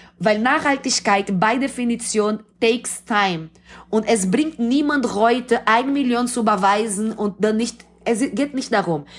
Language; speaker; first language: German; non-native, fluent; Portuguese